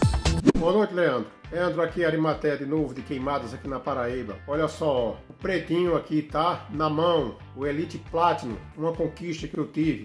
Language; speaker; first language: Portuguese; native; Portuguese